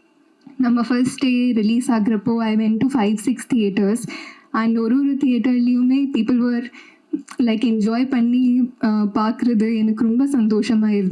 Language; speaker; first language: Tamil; non-native, learner; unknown